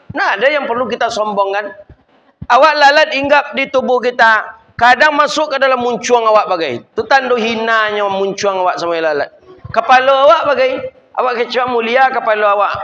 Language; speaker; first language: Malay; non-native, local second language; Minangkabau